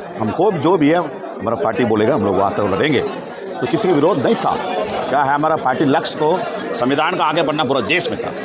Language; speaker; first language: Hindi; non-native, local second language; Tamil